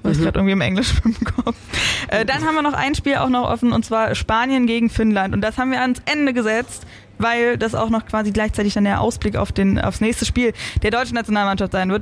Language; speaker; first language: German; native; German